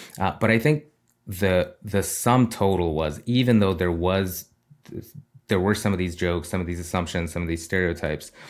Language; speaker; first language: English; early bilingual, other home language; Russian